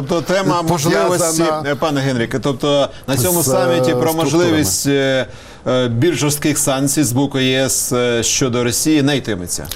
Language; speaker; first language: Ukrainian; native; Ukrainian